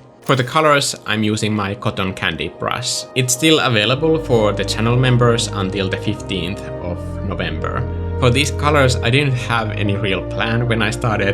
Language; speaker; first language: English; non-native, fluent; Finnish